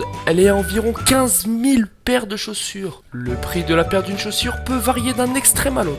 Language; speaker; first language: French; native; French